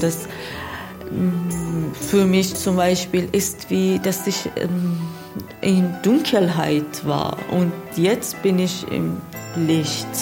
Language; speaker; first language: German; non-native, learner; Persian